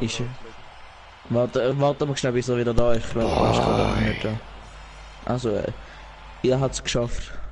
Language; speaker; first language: German; native; German